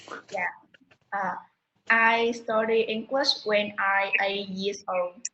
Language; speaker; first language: English; non-native, learner; Vietnamese